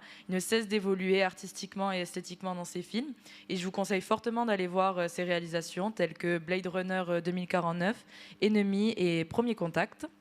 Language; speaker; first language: French; native; French